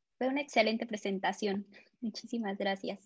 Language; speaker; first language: Spanish; native; Spanish